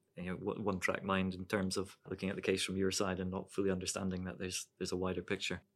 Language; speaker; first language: English; native; English